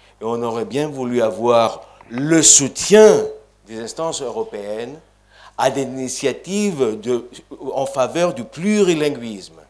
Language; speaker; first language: French; non-native, fluent; Greek